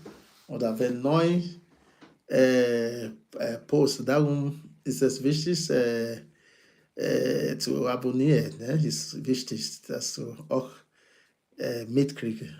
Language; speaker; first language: German; non-native, fluent; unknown